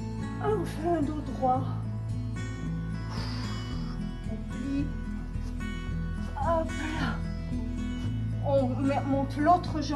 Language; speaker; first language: French; native; French